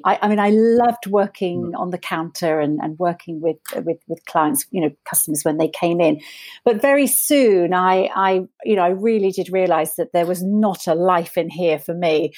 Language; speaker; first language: English; native; English